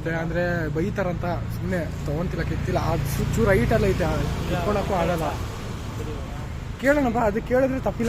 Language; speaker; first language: Kannada; native; Kannada